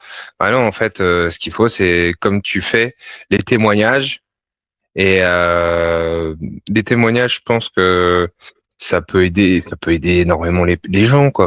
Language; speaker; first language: French; native; French